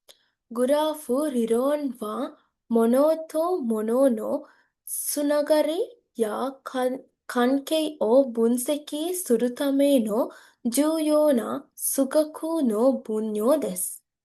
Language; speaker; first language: Japanese; non-native, learner; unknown